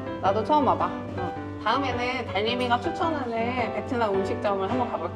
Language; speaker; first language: Korean; native; Korean